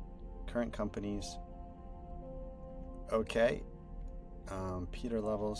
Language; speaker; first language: English; native; English